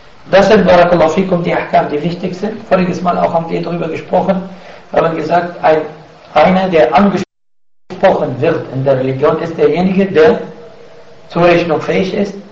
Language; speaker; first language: German; non-native, fluent; Arabic